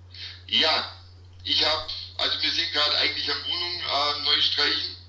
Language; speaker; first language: German; native; German